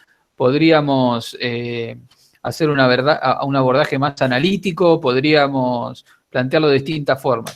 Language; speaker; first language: Spanish; native; Spanish